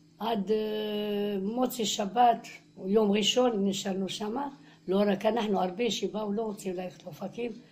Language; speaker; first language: Hebrew; non-native, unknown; Arabic